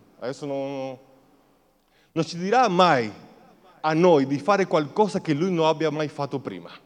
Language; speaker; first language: Italian; non-native, fluent; Spanish